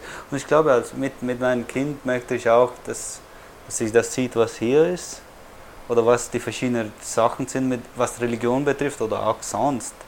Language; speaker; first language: German; non-native, fluent; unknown